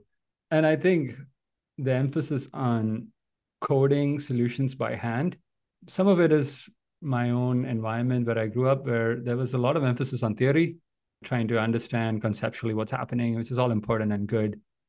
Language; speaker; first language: English; non-native, local second language; Malayalam